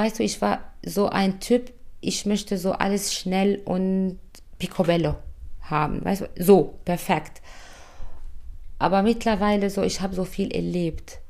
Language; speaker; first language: German; non-native, fluent; Arabic